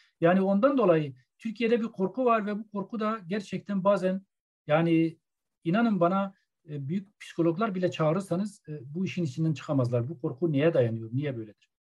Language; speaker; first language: Turkish; non-native, local second language; Zaza